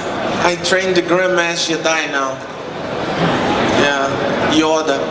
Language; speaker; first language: English; non-native, learner; Portuguese